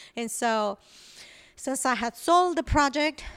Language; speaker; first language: English; non-native, fluent; Spanish